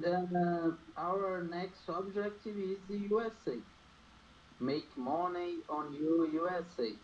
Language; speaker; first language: English; non-native, learner; Portuguese